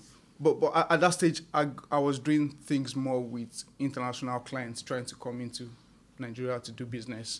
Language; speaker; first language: English; non-native, local second language; Yoruba